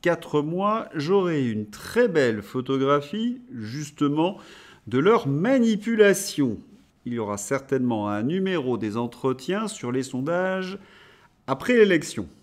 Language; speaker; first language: French; native; French